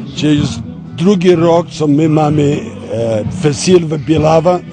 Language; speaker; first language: Polish; early bilingual, heritage; Polish